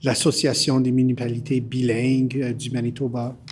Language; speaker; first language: French; early bilingual, heritage; French